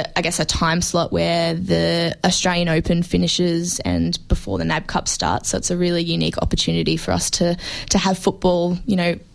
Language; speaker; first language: English; native; English